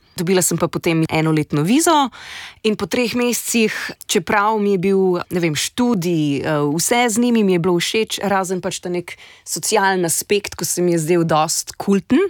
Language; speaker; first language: Slovenian; native; Slovenian